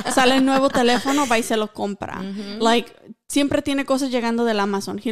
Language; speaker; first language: Spanish; early bilingual, heritage; Spanish